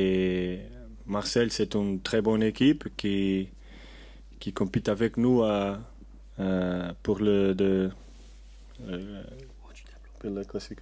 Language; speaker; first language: French; non-native, learner; Portuguese